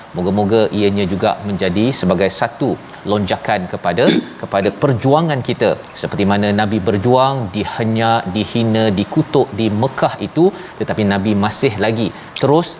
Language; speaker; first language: Malay; native; Malay